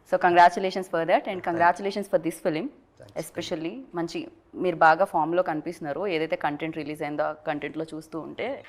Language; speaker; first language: Telugu; native; Telugu